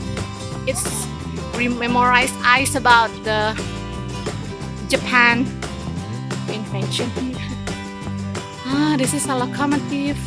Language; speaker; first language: English; non-native, local second language; Indonesian